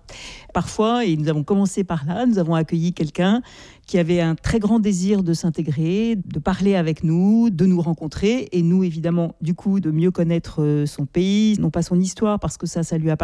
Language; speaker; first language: French; native; French